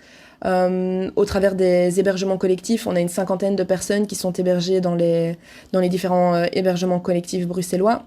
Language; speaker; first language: French; native; French